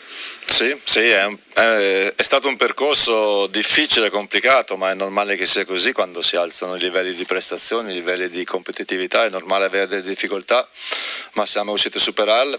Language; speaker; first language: Italian; native; Italian